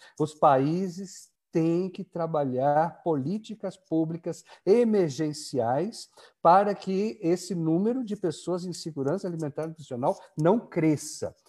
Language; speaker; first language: Portuguese; native; Portuguese